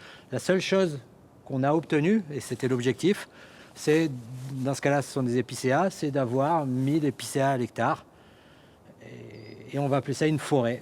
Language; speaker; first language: French; native; French